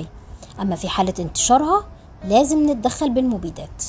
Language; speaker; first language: Arabic; native; Arabic